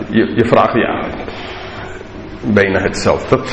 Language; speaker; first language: Dutch; non-native, learner; English